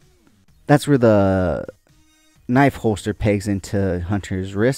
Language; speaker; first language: English; native; English